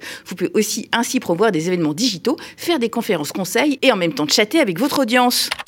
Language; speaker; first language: French; native; French